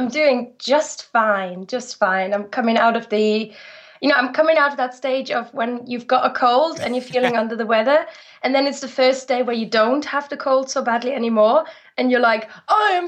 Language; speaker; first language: English; non-native, fluent; German